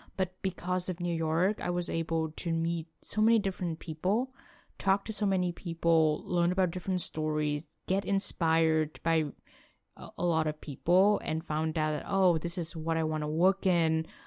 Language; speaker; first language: English; non-native, fluent; Vietnamese